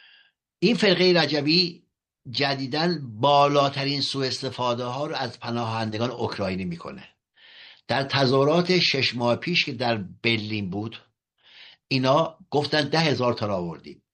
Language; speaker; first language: Persian; native; Persian